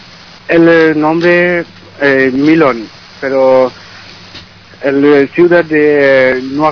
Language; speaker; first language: Spanish; non-native, learner; Bangla